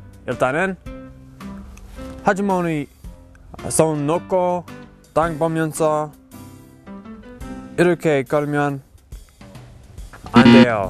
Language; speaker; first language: Korean; non-native, fluent; English